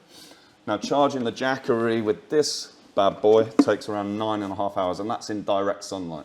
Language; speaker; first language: English; native; English